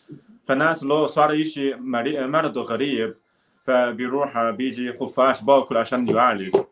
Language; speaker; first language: Arabic; non-native, learner; Chinese